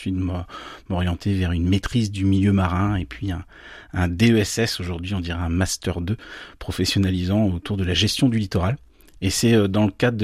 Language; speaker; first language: French; native; French